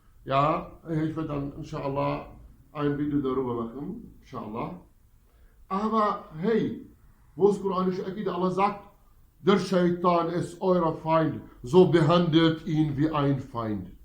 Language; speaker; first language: German; non-native, fluent; Arabic